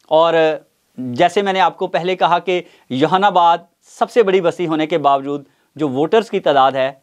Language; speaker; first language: Urdu; non-native, local second language; Punjabi